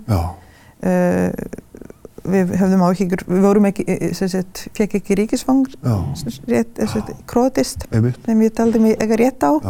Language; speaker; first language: Icelandic; non-native, fluent; Serbian